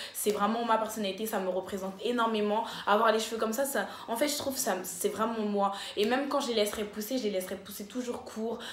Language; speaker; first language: French; early bilingual, other home language; Lingala